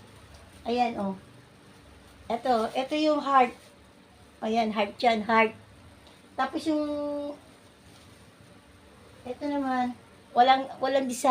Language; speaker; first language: Filipino; native; Filipino